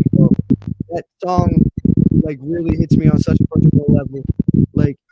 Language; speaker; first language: English; native; English